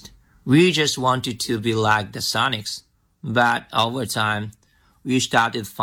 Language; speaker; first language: English; non-native, learner; Japanese